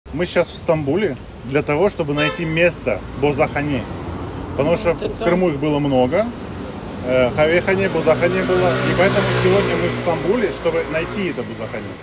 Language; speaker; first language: Russian; native; Russian